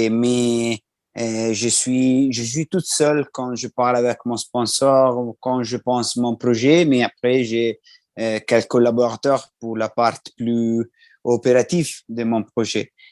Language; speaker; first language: French; non-native, learner; Italian